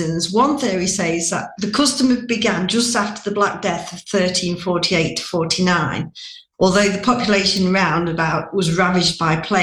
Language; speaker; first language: English; native; English